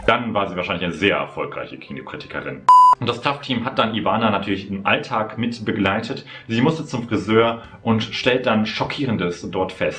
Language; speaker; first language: German; native; German